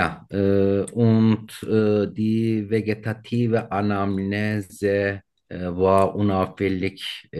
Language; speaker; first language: German; non-native, learner; Turkish